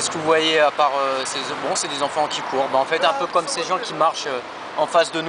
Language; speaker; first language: French; native; French